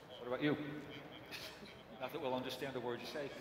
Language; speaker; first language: English; native; English